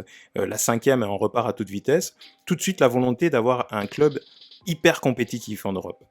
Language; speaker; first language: French; native; French